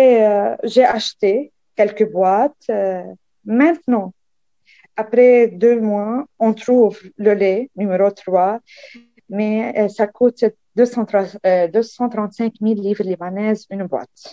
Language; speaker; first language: French; non-native, local second language; Arabic